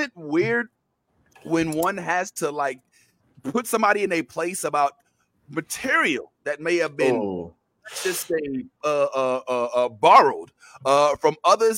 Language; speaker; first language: English; native; English